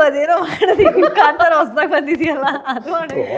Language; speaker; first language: Telugu; non-native, learner; Kannada